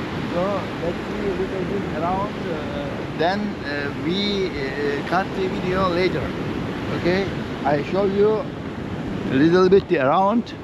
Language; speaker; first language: English; non-native, learner; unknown